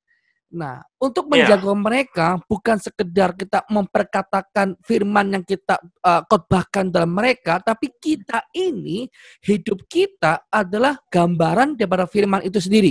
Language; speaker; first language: Indonesian; native; Indonesian